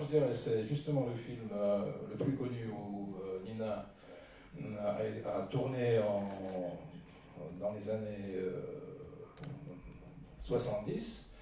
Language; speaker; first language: French; non-native, fluent; Russian